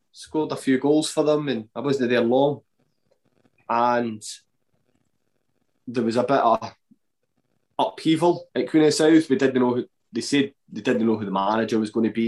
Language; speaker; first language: English; native; English